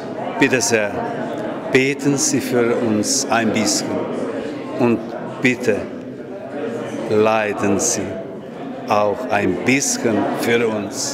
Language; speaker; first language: German; non-native, learner; Czech